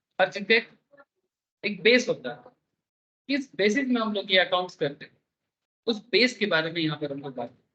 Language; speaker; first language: Hindi; non-native, local second language; Bangla